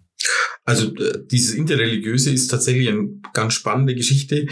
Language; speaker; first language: German; native; German